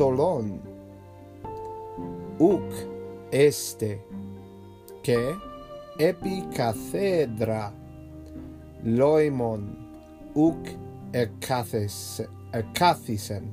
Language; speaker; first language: Greek; non-native, learner; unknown